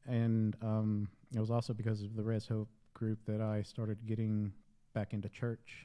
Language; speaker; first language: English; native; English